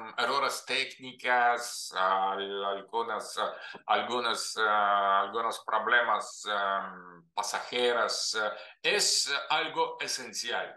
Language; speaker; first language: Spanish; non-native, fluent; Russian